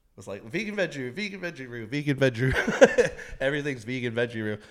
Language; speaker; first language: English; native; English